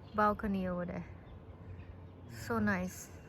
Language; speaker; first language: English; non-native, learner; Thai